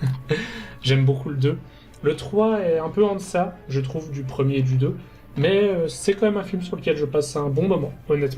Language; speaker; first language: French; native; French